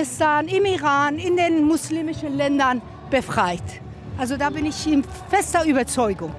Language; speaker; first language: German; non-native, fluent; Persian